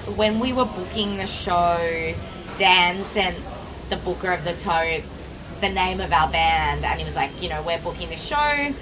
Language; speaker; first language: English; native; English